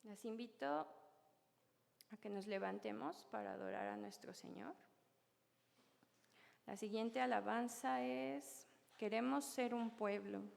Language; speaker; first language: Spanish; native; Spanish